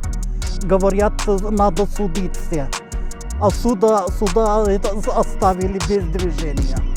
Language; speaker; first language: Russian; non-native, local second language; Turkmen